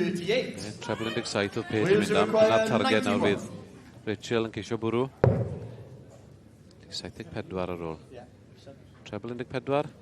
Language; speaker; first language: Welsh; native; Welsh